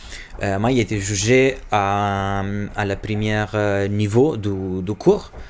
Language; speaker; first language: French; non-native, fluent; Albanian